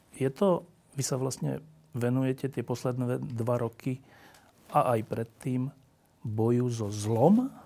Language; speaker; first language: Slovak; native; Slovak